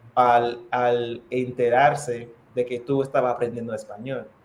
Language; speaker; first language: Spanish; non-native, fluent; English